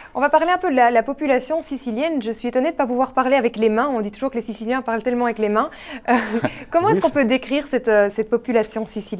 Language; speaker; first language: French; native; French